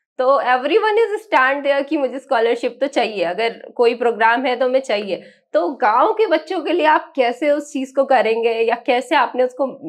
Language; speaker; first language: Hindi; native; Hindi